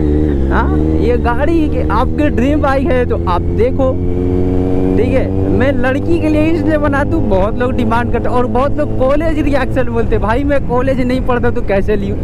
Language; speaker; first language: Hindi; native; Hindi